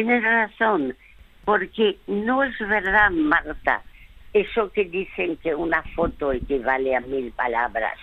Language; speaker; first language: Spanish; early bilingual, other home language; French